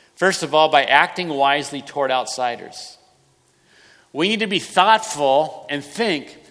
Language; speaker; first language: English; native; English